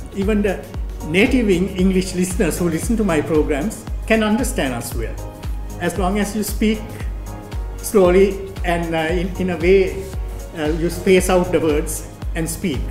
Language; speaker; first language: English; non-native, local second language; Sinhala